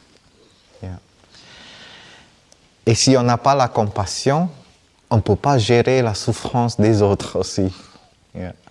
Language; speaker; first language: French; non-native, fluent; Vietnamese